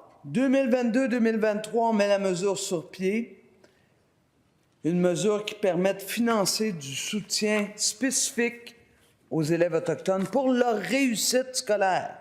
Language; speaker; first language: French; native; French